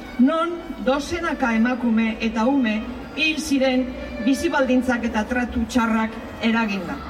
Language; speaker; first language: Basque; native; Basque